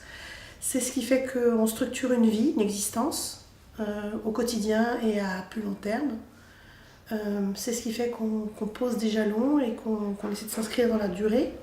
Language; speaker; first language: French; native; French